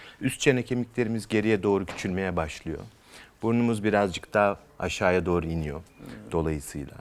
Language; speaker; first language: Turkish; native; Turkish